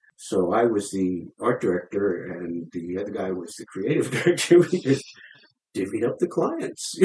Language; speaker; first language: English; native; English